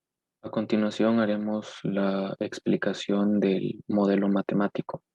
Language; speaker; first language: Spanish; native; Spanish